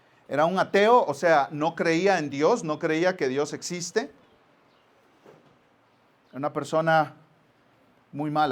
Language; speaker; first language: Spanish; native; Spanish